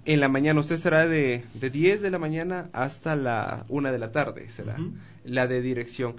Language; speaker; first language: Spanish; native; Spanish